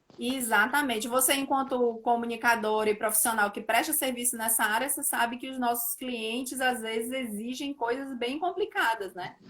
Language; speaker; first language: Portuguese; native; Portuguese